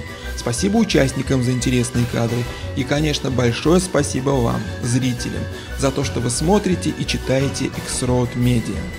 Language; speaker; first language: Russian; native; Russian